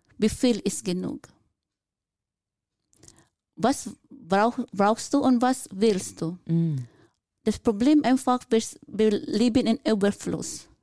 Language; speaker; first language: German; non-native, fluent; Filipino